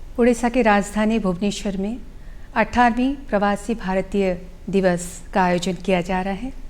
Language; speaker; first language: Hindi; non-native, local second language; Odia